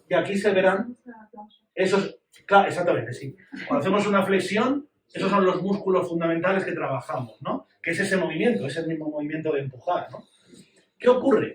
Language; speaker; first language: Spanish; native; Spanish